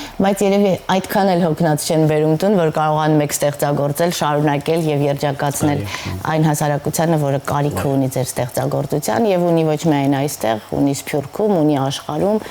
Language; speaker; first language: Armenian; native; Armenian